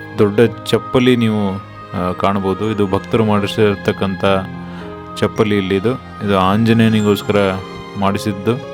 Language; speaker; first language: Kannada; native; Kannada